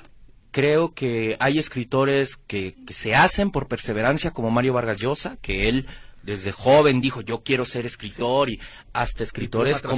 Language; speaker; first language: Spanish; native; Spanish